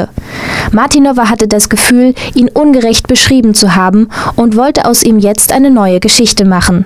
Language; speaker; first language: German; native; German